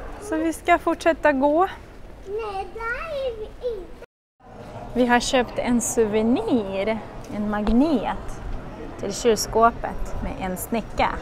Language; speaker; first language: Swedish; non-native, fluent; Russian